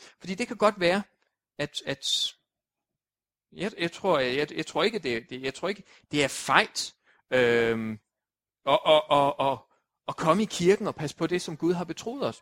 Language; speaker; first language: Danish; native; Danish